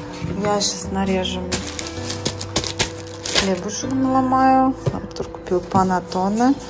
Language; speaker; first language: Russian; native; Russian